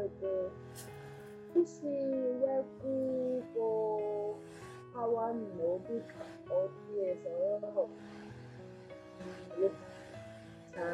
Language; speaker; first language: Korean; non-native, learner; Chinese